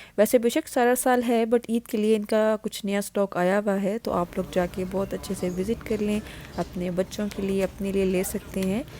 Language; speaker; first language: Urdu; native; Urdu